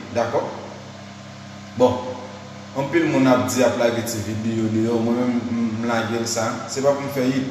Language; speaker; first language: French; non-native, learner; Haitian Creole